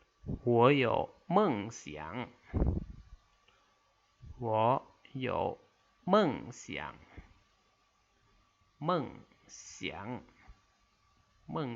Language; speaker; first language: Chinese; non-native, fluent; Lao